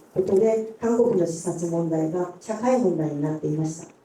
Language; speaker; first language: Japanese; non-native, fluent; Korean